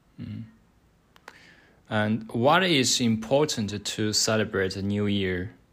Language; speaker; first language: English; non-native, learner; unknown